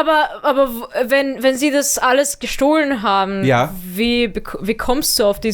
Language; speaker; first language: German; early bilingual, other home language; Arabic